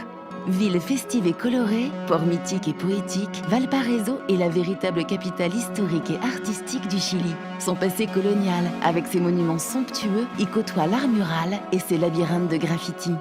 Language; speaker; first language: French; native; French